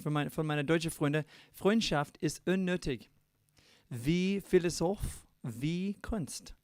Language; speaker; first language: German; non-native, learner; English